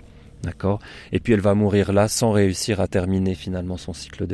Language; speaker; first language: French; native; French